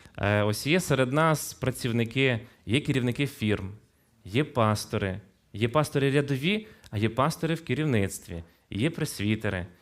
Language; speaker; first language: Ukrainian; non-native, local second language; Russian